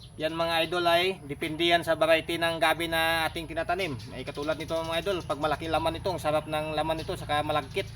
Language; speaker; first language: Filipino; non-native, local second language; Cebuano